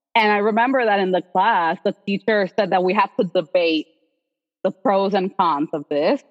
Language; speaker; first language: English; non-native, local second language; Spanish